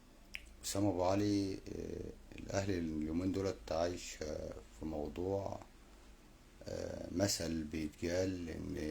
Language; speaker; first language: Arabic; native; Arabic